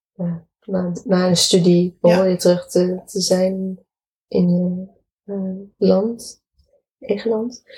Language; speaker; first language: Dutch; non-native, fluent; Arabic